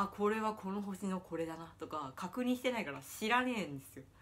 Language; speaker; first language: Japanese; native; Japanese